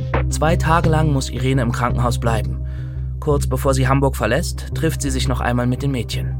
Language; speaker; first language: German; native; German